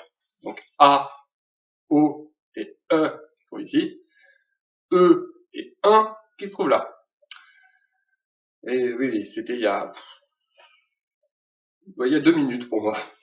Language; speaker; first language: French; native; French